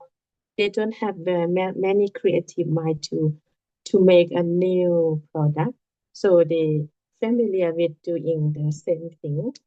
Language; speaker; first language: English; non-native, learner; Lao